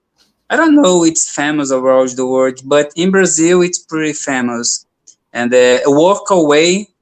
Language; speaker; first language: English; non-native, learner; Portuguese